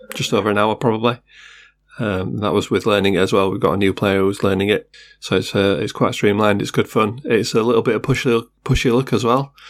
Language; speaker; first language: English; native; English